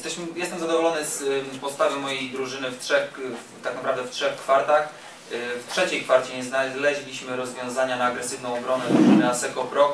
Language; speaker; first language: Polish; native; Polish